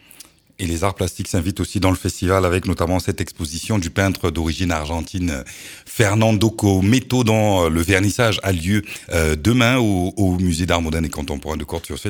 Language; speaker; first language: French; native; French